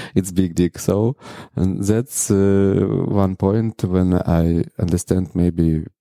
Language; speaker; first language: English; non-native, learner; Ukrainian